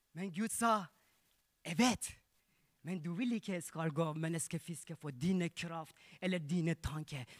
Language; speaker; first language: Norwegian; non-native, learner; Persian